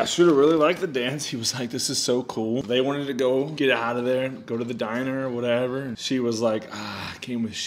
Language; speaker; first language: English; native; English